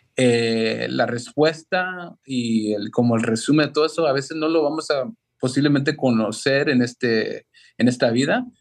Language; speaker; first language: Spanish; early bilingual, heritage; Spanish